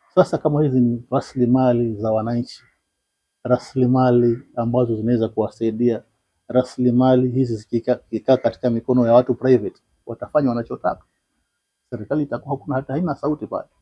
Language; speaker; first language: Swahili; non-native, local second language; Giryama